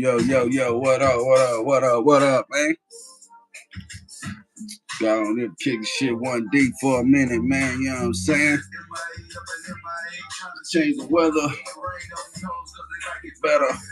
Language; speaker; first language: English; native; English